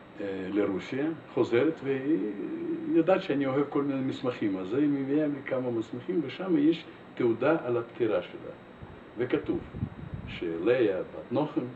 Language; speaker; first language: Hebrew; non-native, fluent; Russian